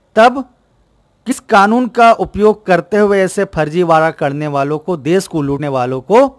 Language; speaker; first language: Hindi; native; Hindi